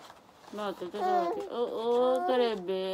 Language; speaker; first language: Japanese; non-native, learner; Filipino